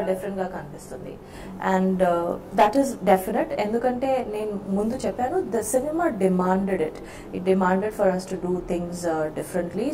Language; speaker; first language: Telugu; non-native, fluent; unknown